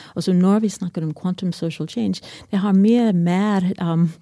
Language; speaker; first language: Norwegian; non-native, fluent; English